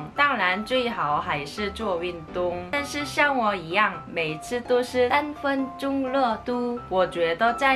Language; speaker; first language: Chinese; non-native, fluent; Korean